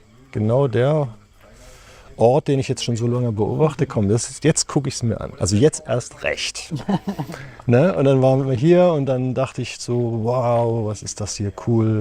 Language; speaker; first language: German; native; German